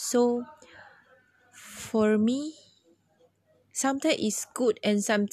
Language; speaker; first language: English; non-native, learner; Malay